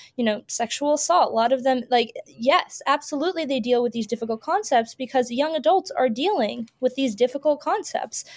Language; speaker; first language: English; native; English